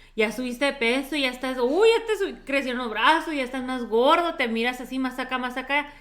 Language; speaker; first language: Spanish; early bilingual, heritage; Spanish